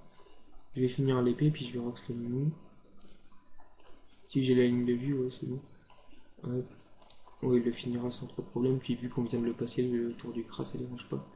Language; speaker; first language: French; native; French